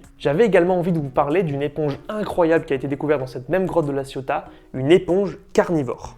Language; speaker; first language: French; native; French